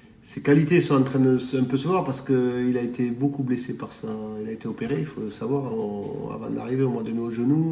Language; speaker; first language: French; native; French